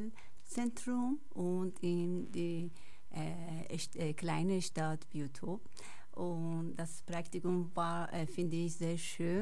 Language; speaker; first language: German; non-native, local second language; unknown